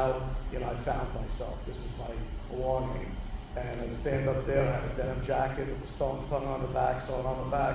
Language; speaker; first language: English; native; English